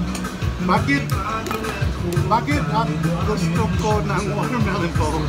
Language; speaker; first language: Filipino; non-native, learner; English